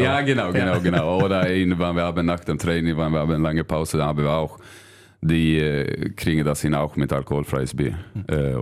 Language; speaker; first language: German; non-native, learner; Swedish